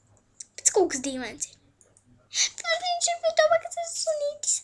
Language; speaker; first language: Latvian; early bilingual, heritage; Latvian